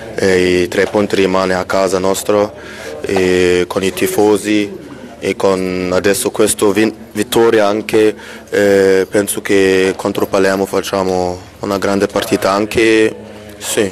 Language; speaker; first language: Italian; non-native, fluent; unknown